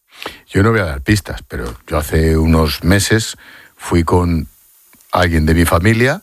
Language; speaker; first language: Spanish; native; Spanish